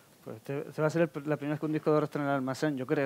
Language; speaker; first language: Spanish; native; Spanish